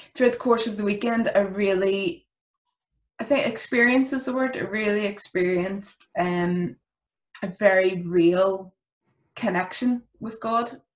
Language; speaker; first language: English; native; English